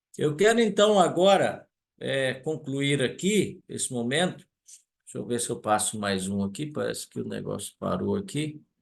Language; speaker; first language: Portuguese; non-native, local second language; German